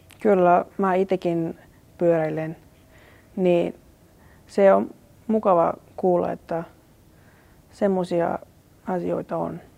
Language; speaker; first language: Finnish; non-native, learner; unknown